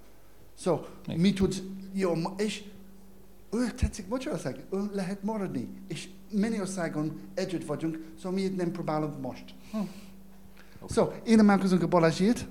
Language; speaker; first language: Hungarian; non-native, learner; English